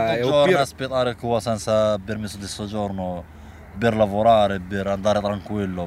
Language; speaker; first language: Italian; non-native, learner; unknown